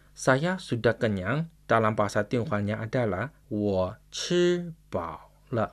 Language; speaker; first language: Indonesian; non-native, fluent; Chinese